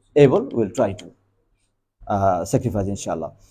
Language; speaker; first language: English; non-native, local second language; Bangla